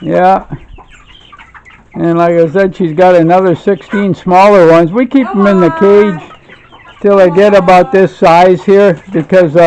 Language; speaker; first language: English; native; English